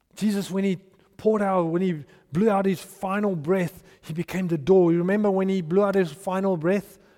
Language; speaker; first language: English; non-native, local second language; Afrikaans